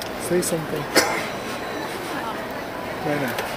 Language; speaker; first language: English; non-native, learner; Portuguese